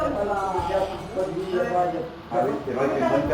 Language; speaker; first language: French; native; French